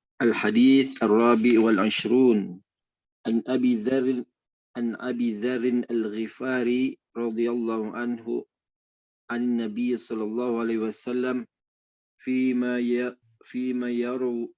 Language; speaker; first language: Arabic; non-native, learner; Indonesian